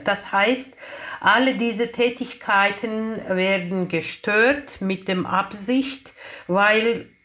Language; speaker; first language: German; non-native, fluent; Georgian